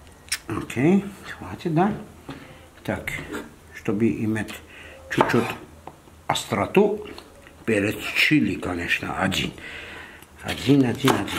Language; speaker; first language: Russian; non-native, fluent; Armenian